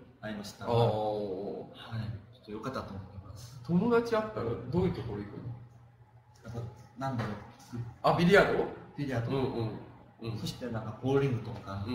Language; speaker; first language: Japanese; non-native, fluent; Korean